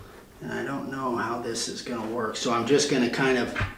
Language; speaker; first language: English; native; English